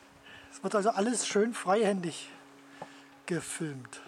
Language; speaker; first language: German; native; German